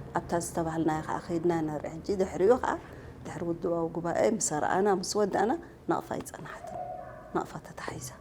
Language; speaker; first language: Tigrinya; non-native, local second language; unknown